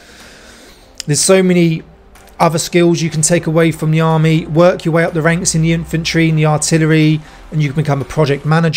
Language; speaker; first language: English; native; English